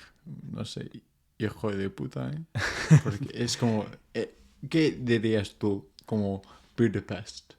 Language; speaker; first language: Spanish; non-native, fluent; English